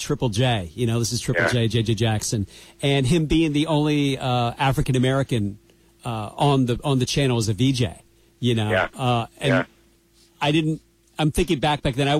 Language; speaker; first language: English; native; English